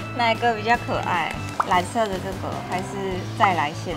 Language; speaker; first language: Chinese; non-native, learner; Japanese